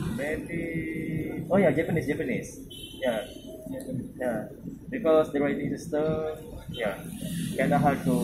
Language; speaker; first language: English; non-native, learner; Indonesian